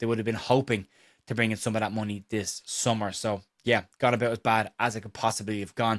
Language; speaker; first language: English; native; English